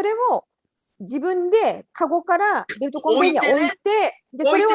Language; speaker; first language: Japanese; native; Japanese